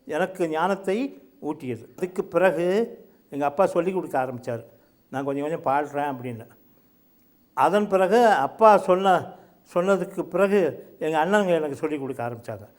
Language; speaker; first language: Tamil; early bilingual, heritage; Tamil